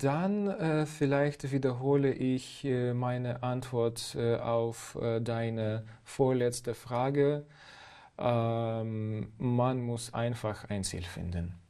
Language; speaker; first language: German; non-native, fluent; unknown